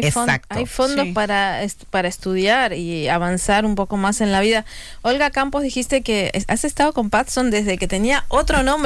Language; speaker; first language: Spanish; native; Spanish